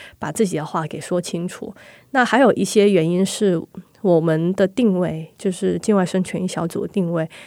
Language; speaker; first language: Chinese; non-native, local second language; Cantonese